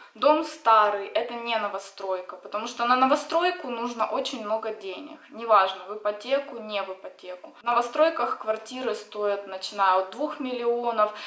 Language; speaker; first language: Russian; native; Russian